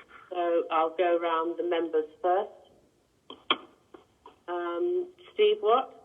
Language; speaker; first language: English; native; English